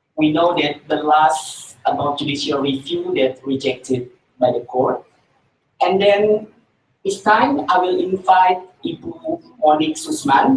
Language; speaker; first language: English; non-native, learner; Indonesian